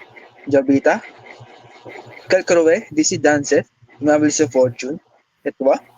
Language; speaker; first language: French; non-native, learner; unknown